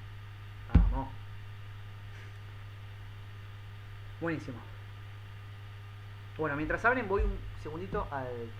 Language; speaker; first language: Spanish; native; Spanish